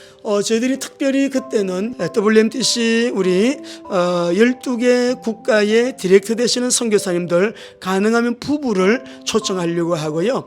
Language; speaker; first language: Korean; native; Korean